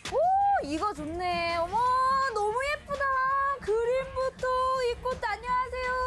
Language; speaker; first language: Korean; native; Korean